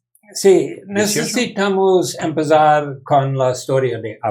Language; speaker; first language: Spanish; non-native, learner; English